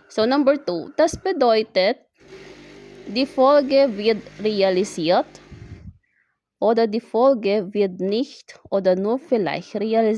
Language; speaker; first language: German; non-native, learner; Filipino